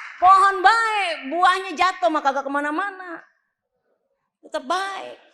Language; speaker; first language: Indonesian; native; Indonesian